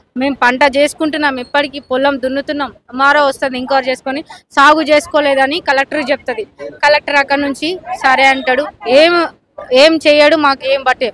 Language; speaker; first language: Telugu; native; Telugu